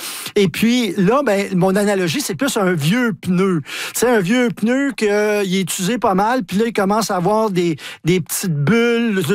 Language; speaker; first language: French; native; French